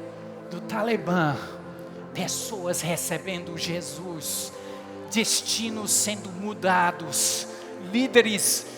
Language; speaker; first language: Portuguese; non-native, fluent; English